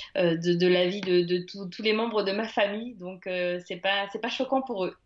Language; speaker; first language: French; native; French